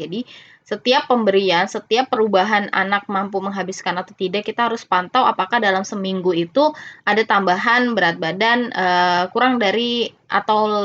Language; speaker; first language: Indonesian; native; Indonesian